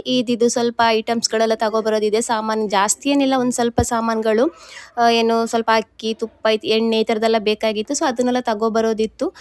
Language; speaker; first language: Kannada; non-native, local second language; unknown